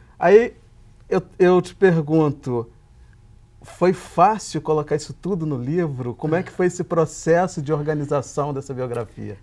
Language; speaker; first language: Portuguese; native; Portuguese